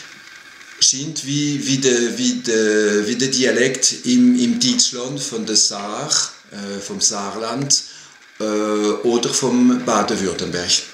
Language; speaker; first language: German; non-native, fluent; French